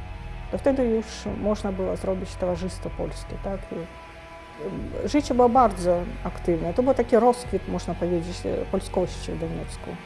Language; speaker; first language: Polish; non-native, fluent; Russian